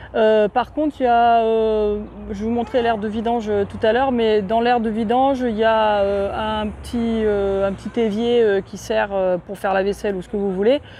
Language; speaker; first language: French; native; French